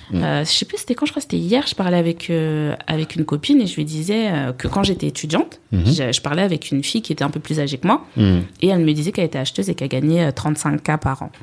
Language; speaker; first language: French; native; French